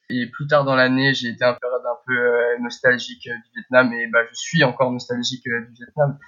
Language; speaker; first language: French; early bilingual, heritage; French